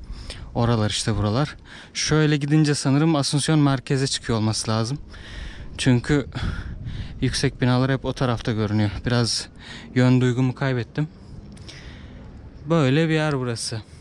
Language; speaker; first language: Turkish; native; Turkish